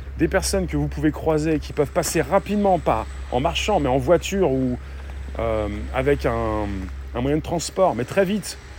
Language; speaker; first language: French; native; French